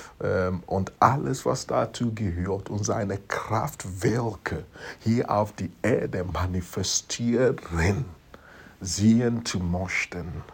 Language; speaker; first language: German; non-native, fluent; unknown